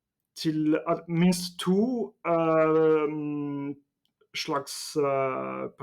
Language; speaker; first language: Norwegian; non-native, fluent; French